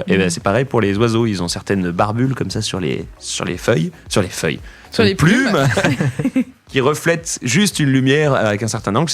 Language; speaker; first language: French; native; French